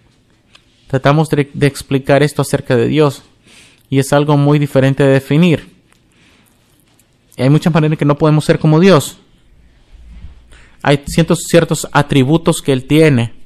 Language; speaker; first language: Spanish; non-native, fluent; English